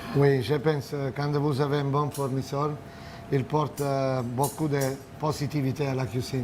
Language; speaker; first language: French; non-native, fluent; Italian